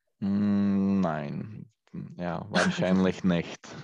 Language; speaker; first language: German; non-native, learner; Czech